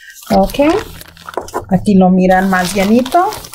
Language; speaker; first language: English; early bilingual, other home language; Spanish